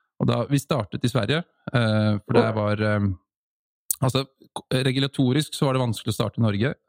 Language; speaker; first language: Norwegian; native; Norwegian